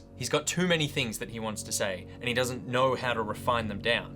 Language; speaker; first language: English; native; English